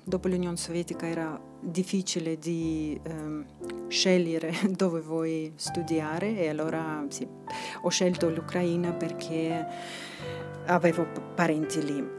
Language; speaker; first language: Italian; non-native, fluent; Russian